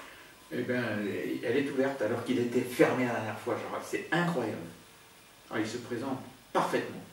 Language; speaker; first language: French; native; French